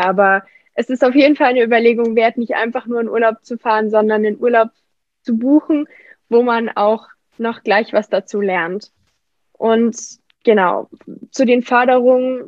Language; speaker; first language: German; native; German